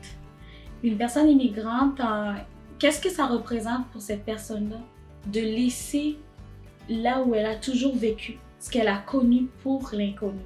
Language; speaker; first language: French; non-native, local second language; Haitian Creole